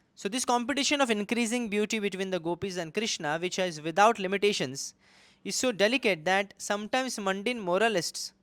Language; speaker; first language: English; non-native, local second language; Hindi